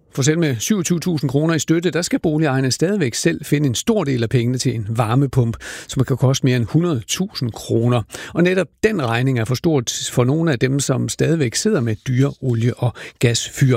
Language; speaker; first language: Danish; native; Danish